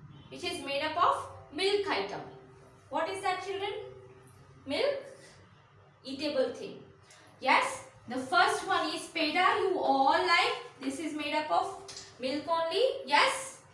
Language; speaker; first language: English; non-native, local second language; Kannada